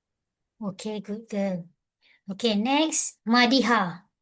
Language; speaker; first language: English; non-native, local second language; Malay